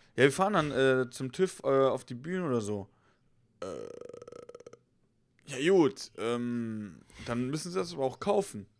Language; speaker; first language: German; native; German